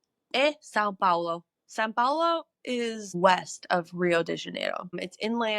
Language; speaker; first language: Portuguese; non-native, learner; English